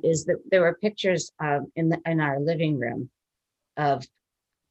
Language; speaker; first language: English; native; English